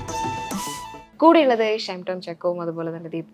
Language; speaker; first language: Malayalam; native; Malayalam